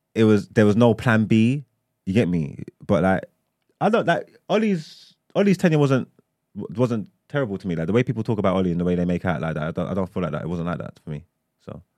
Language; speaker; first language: English; native; English